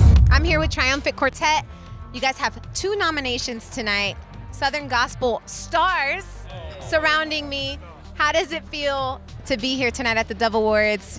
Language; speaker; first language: English; native; English